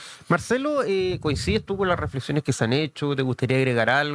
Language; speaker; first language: Spanish; native; Spanish